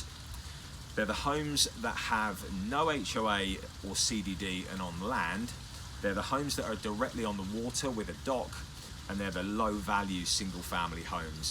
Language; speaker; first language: English; native; English